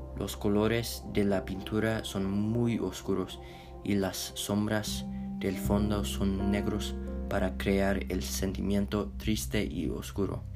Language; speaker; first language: Spanish; non-native, learner; English